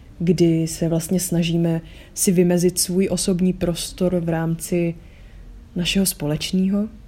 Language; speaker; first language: Czech; early bilingual, other home language; Vietnamese